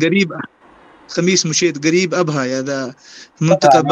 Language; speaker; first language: Arabic; non-native, learner; Urdu